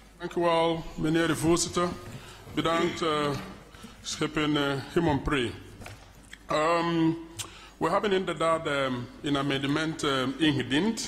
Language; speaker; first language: Dutch; non-native, fluent; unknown